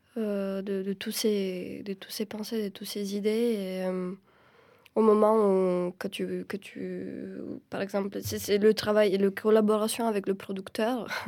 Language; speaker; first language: French; non-native, fluent; Romanian